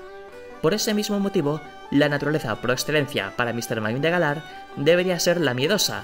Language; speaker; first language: Spanish; native; Spanish